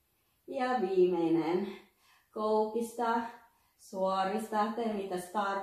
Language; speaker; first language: Finnish; non-native, learner; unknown